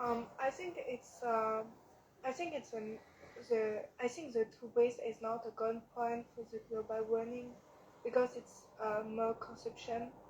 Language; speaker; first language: English; non-native, learner; French